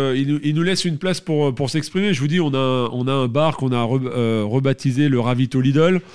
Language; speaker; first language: French; native; French